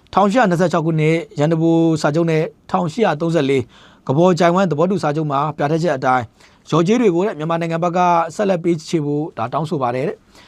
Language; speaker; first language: Burmese; native; Burmese